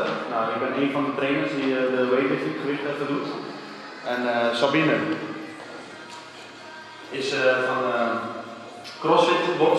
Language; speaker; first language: Dutch; early bilingual, other home language; Armenian